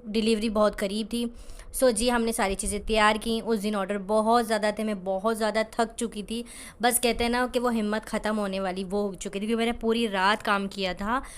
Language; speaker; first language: Urdu; native; Urdu